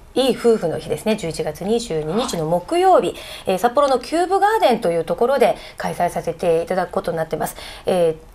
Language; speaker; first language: Japanese; native; Japanese